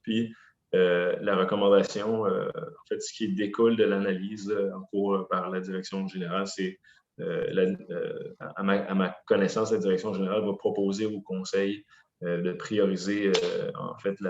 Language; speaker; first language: French; native; French